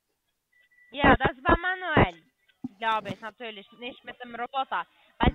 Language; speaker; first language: German; non-native, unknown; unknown